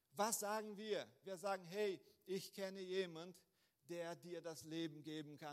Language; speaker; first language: German; non-native, fluent; Portuguese